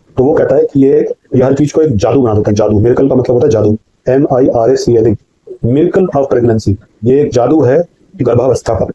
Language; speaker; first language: Hindi; native; Hindi